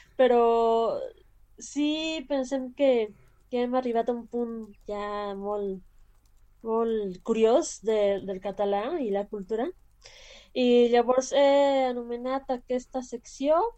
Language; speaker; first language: Catalan; non-native, learner; Spanish